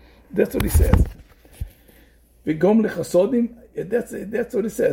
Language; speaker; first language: English; native; English